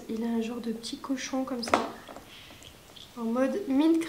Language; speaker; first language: French; native; French